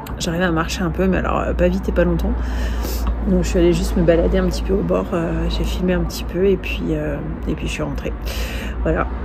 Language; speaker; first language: French; native; French